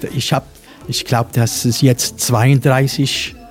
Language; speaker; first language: German; non-native, learner; English